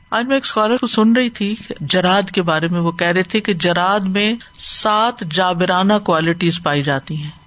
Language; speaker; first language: Urdu; native; Urdu